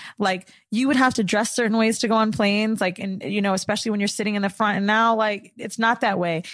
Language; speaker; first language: English; native; English